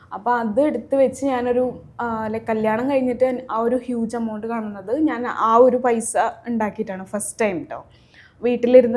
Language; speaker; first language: Malayalam; early bilingual, heritage; Malayalam